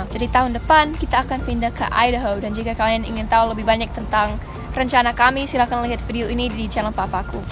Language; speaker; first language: Indonesian; early bilingual, other home language; English